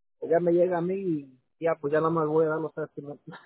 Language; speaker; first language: Spanish; early bilingual, heritage; Spanish